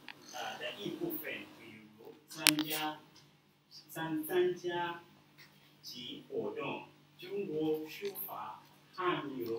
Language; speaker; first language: Chinese; non-native, learner; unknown